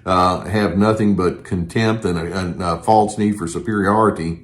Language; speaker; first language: English; native; English